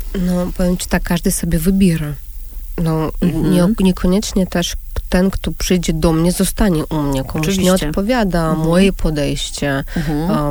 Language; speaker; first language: Polish; non-native, fluent; Russian